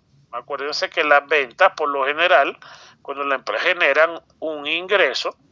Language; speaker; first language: Spanish; native; Spanish